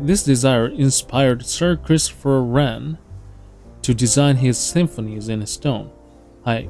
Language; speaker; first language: English; non-native, fluent; Japanese